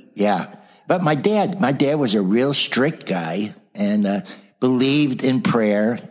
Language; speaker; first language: English; native; English